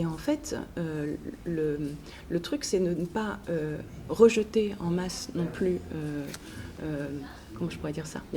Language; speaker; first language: French; native; French